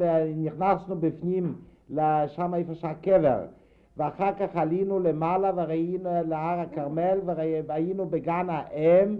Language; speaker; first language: Hebrew; non-native, fluent; Yiddish